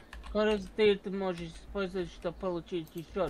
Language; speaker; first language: Russian; non-native, learner; Latvian